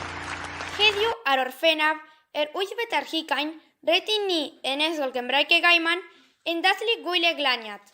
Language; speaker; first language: Welsh; non-native, learner; Spanish